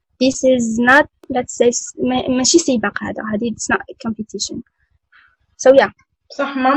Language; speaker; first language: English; non-native, local second language; Arabic